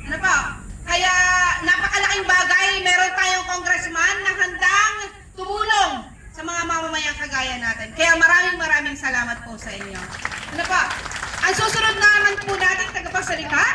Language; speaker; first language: Filipino; native; Filipino